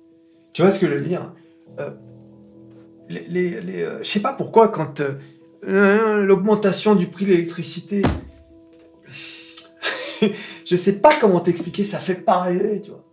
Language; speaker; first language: French; native; French